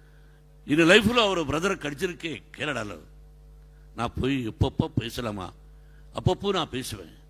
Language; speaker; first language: Tamil; non-native, learner; Telugu